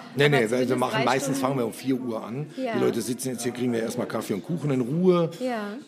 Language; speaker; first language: German; native; German